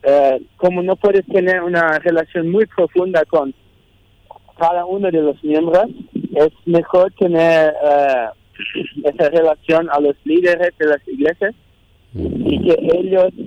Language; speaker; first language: Spanish; non-native, local second language; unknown